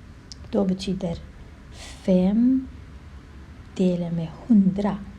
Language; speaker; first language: Swedish; non-native, learner; Kurdish